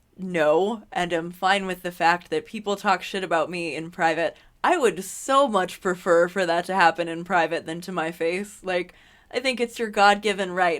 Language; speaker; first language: English; native; English